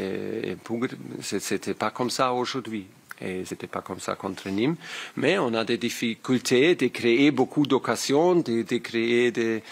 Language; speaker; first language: French; non-native, learner; German